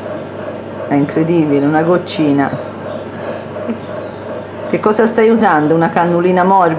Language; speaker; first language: Italian; native; Italian